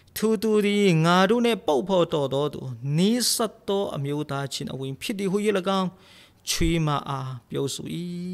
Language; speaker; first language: Burmese; non-native, local second language; Tedim Chin